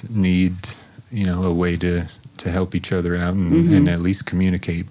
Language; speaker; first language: English; native; English